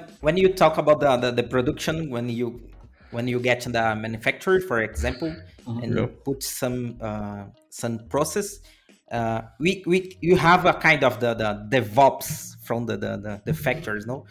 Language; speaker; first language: English; non-native, learner; Portuguese